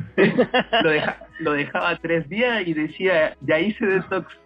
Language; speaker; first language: Spanish; native; Spanish